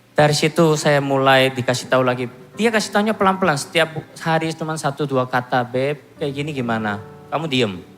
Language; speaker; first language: Indonesian; non-native, fluent; Korean